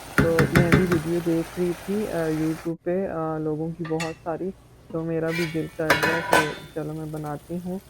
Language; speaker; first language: Urdu; native; Urdu